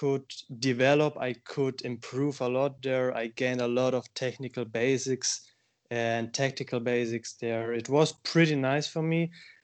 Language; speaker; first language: English; non-native, fluent; German